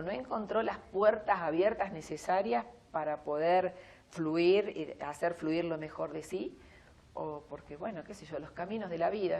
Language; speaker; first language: Spanish; native; Spanish